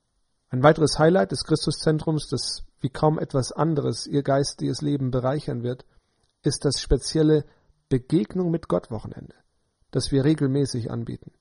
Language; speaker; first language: German; native; German